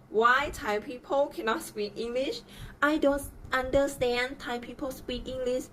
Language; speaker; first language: English; non-native, learner; Thai